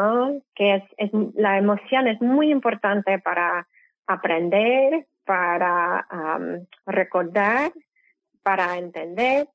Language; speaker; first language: Spanish; non-native, fluent; English